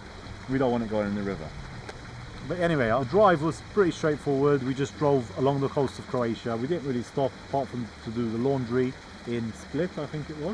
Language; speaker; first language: English; native; English